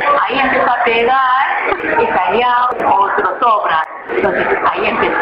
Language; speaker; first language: Spanish; non-native, learner; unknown